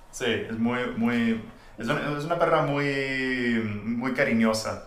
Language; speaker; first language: Spanish; non-native, fluent; English